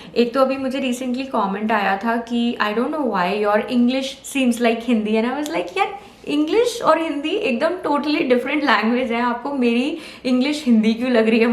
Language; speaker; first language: Hindi; native; Hindi